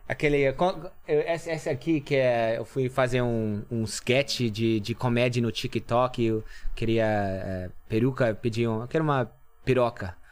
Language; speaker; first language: Portuguese; non-native, fluent; English